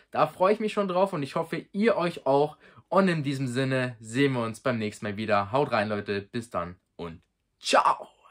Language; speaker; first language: German; native; German